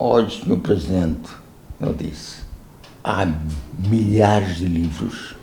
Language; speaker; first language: Portuguese; non-native, local second language; Konkani